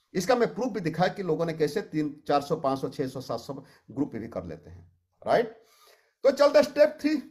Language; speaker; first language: Hindi; non-native, local second language; Odia